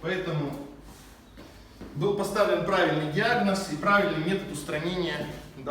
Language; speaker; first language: Russian; native; Russian